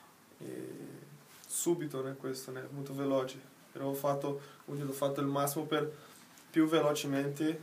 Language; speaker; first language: Italian; non-native, learner; Portuguese